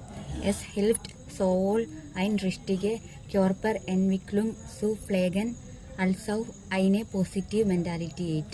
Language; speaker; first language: German; non-native, learner; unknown